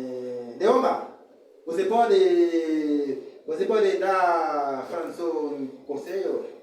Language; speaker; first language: Portuguese; non-native, learner; Haitian Creole